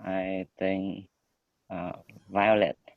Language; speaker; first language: English; non-native, learner; Vietnamese